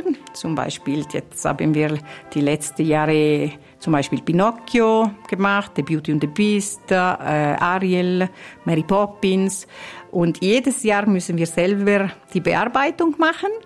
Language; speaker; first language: German; non-native, fluent; Italian